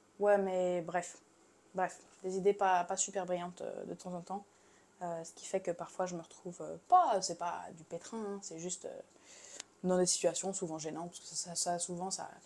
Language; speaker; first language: French; native; French